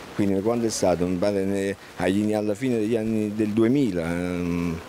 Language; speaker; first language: Italian; native; Italian